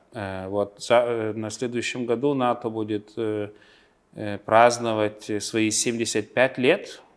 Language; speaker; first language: Russian; non-native, local second language; Lithuanian